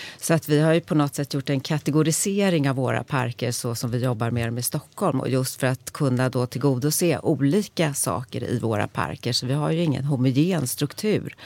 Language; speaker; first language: Swedish; native; Swedish